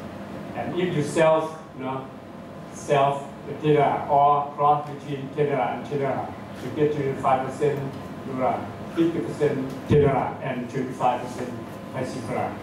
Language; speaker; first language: English; non-native, fluent; Thai